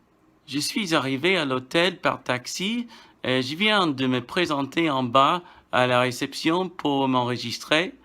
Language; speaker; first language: French; non-native, fluent; English